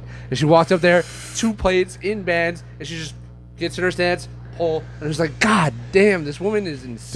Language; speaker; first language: English; native; English